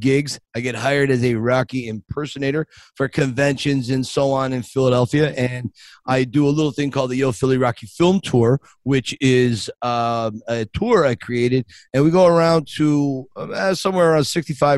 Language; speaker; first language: English; native; English